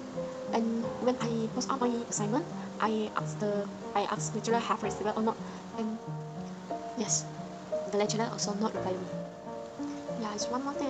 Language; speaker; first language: English; non-native, learner; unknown